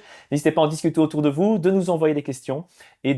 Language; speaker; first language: French; native; French